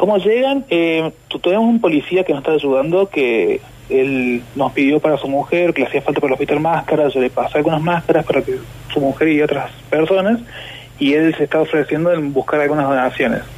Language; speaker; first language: Spanish; native; Spanish